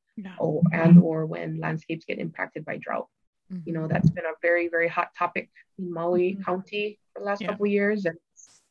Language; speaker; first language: English; native; English